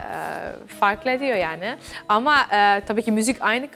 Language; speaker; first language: Turkish; early bilingual, heritage; Dutch